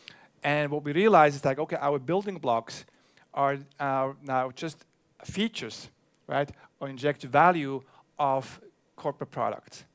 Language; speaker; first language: English; non-native, fluent; German